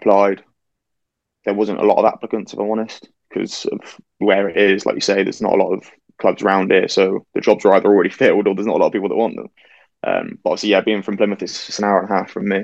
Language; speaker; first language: English; native; English